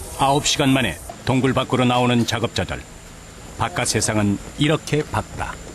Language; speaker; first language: Korean; native; Korean